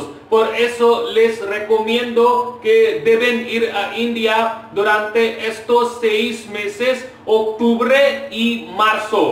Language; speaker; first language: Spanish; non-native, fluent; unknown